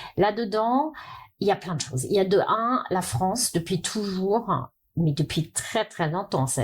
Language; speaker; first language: French; non-native, fluent; German